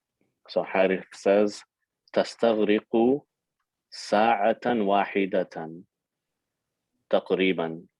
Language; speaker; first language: Arabic; non-native, fluent; English